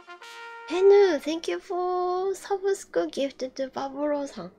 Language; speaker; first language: English; non-native, learner; Japanese